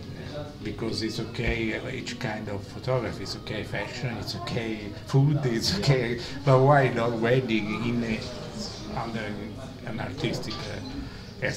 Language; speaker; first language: English; non-native, learner; Italian